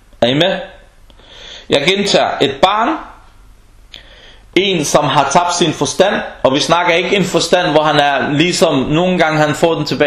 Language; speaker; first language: Danish; non-native, fluent; Arabic